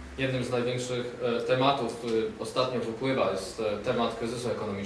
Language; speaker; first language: Polish; native; Polish